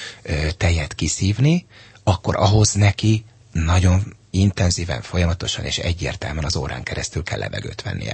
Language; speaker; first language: Hungarian; native; Hungarian